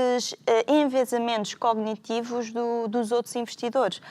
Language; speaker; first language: Portuguese; native; Portuguese